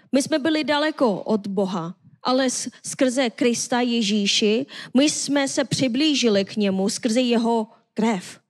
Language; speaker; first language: Czech; non-native, learner; Korean